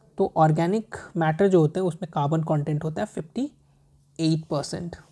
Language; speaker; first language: Hindi; native; Hindi